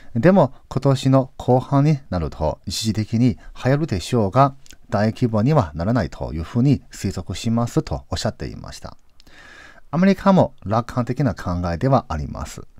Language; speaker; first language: Japanese; non-native, fluent; Chinese